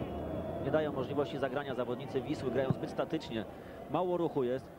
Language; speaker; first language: Polish; native; Polish